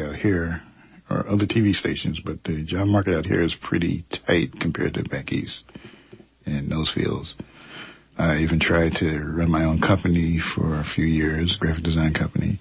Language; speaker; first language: English; native; English